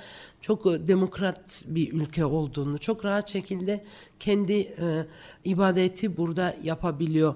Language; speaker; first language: Turkish; non-native, fluent; Georgian